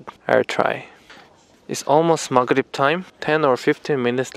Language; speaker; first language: English; non-native, learner; Korean